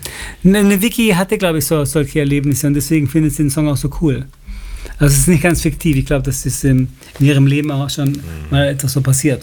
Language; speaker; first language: German; native; German